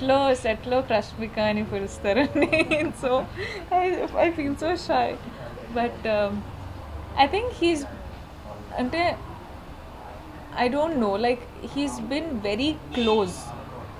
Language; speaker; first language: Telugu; non-native, local second language; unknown